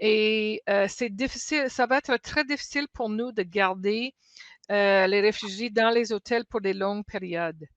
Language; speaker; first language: French; non-native, local second language; English